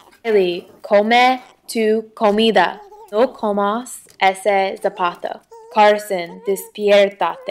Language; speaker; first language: Spanish; non-native, learner; English